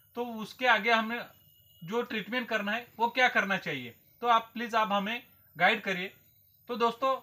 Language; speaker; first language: Hindi; non-native, local second language; Marathi